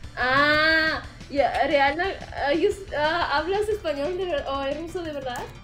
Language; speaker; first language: Spanish; non-native, fluent; Russian